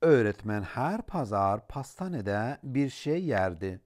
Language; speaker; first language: Turkish; non-native, learner; Central Kurdish